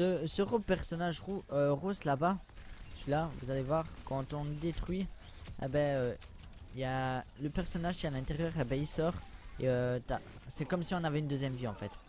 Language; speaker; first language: French; native; French